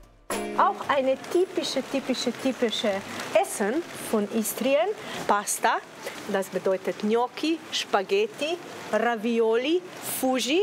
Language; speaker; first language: German; non-native, learner; Slovenian